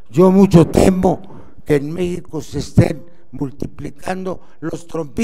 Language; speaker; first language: Spanish; native; Spanish